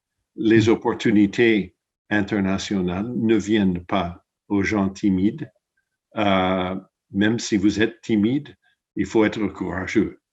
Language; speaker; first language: French; non-native, fluent; English